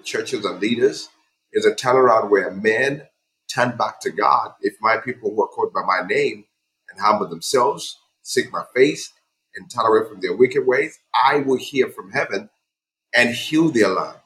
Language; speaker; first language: English; non-native, local second language; Ganda